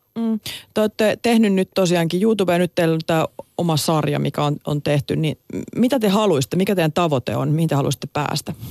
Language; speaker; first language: Finnish; native; Finnish